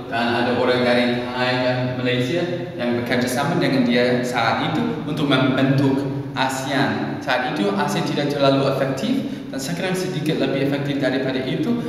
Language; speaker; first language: Indonesian; non-native, learner; English